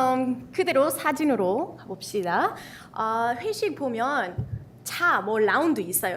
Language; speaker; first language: Korean; non-native, fluent; Spanish